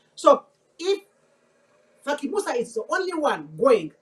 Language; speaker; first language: English; non-native, fluent; Amharic